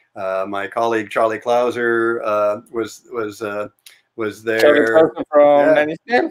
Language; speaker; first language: English; native; English